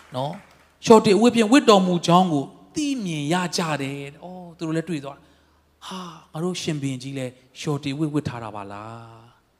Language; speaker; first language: Burmese; non-native, local second language; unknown